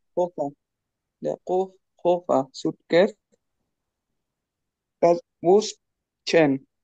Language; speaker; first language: German; non-native, learner; Bangla